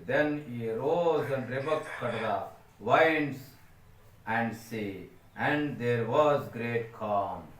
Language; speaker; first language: English; non-native, local second language; Telugu